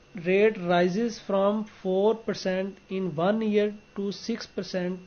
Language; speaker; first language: English; non-native, local second language; Urdu